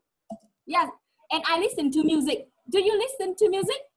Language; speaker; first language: English; non-native, fluent; Vietnamese